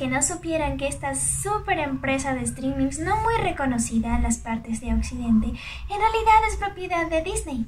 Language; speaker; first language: Spanish; native; Spanish